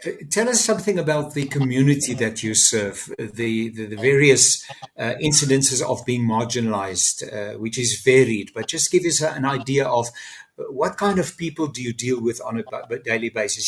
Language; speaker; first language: English; non-native, local second language; Afrikaans